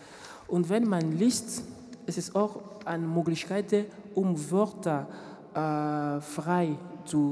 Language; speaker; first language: German; non-native, learner; French